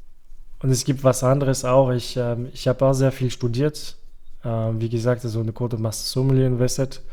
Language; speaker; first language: German; non-native, fluent; French